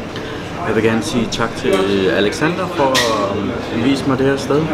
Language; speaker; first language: Danish; early bilingual, other home language; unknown